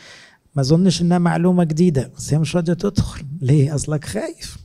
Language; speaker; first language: Arabic; native; Arabic